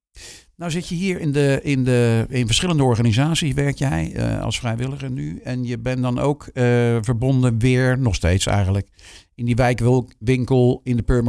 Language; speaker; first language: Dutch; native; Dutch